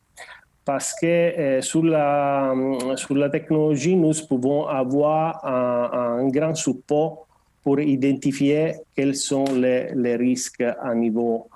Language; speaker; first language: French; non-native, learner; Portuguese